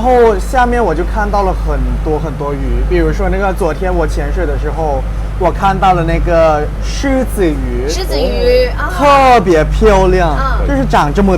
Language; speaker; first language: Chinese; non-native, fluent; Thai